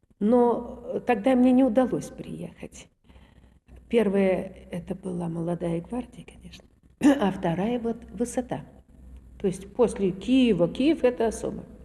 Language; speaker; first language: Russian; native; Russian